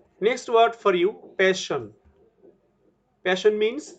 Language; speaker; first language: English; non-native, local second language; Bangla